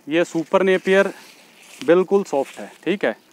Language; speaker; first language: Hindi; native; Hindi